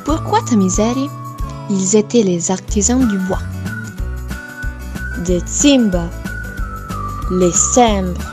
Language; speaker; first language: French; non-native, learner; Italian